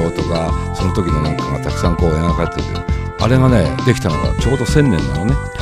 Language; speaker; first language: Japanese; native; Japanese